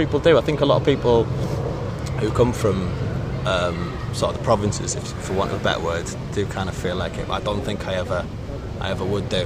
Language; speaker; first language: English; native; English